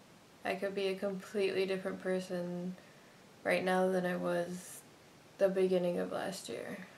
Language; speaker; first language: English; native; English